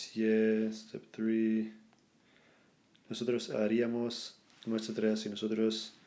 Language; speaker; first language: Spanish; non-native, fluent; English